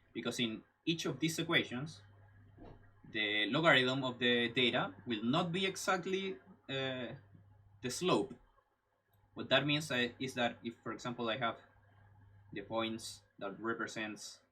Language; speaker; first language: English; non-native, fluent; Spanish